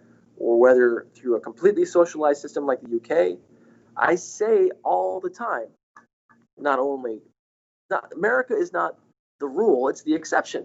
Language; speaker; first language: English; native; English